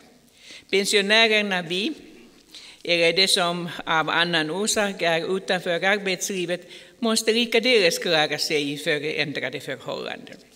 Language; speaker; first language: Swedish; non-native, fluent; Finnish